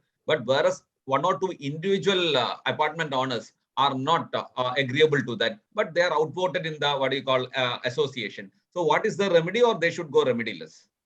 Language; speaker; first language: English; non-native, local second language; Malayalam